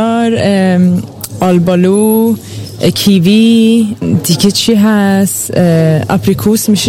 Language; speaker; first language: Persian; early bilingual, heritage; Persian